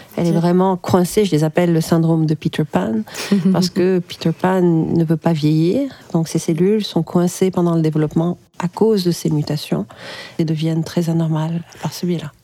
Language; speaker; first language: French; early bilingual, other home language; Arabic